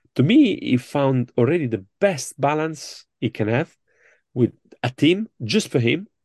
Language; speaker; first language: English; non-native, fluent; Italian